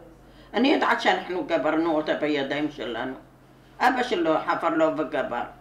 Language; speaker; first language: Hebrew; non-native, learner; Arabic